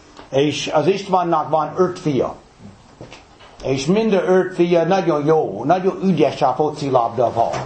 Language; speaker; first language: Hungarian; non-native, fluent; English